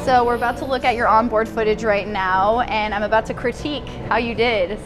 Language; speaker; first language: English; native; English